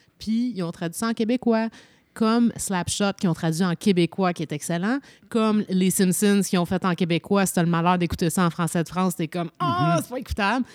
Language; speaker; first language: French; native; French